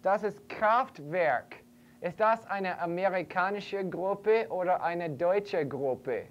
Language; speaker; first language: German; non-native, fluent; English